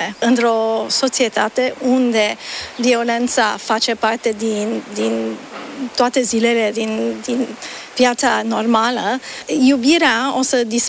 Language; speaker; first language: Romanian; early bilingual, heritage; Romanian